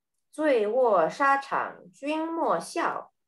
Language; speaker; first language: Chinese; early bilingual, heritage; Chinese